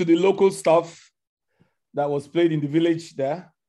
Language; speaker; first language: English; non-native, local second language; Igbo